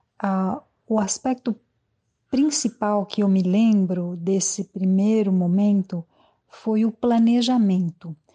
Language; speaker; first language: Portuguese; native; Portuguese